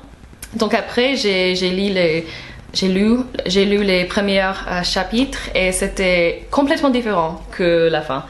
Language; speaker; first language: French; non-native, fluent; English